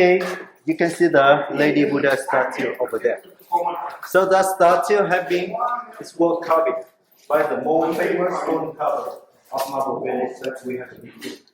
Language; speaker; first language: English; non-native, learner; Vietnamese